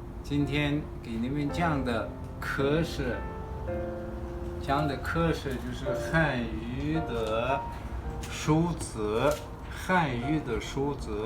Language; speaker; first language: Chinese; non-native, fluent; Kazakh